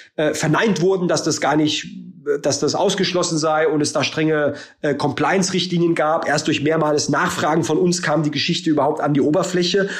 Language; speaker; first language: German; native; German